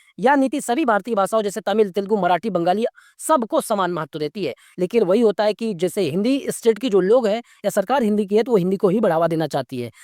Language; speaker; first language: Hindi; native; Hindi